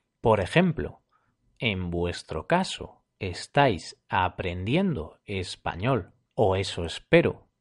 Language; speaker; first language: Spanish; native; Spanish